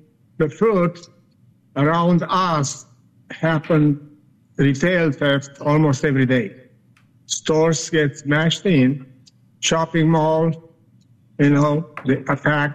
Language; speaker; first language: English; non-native, learner; Romanian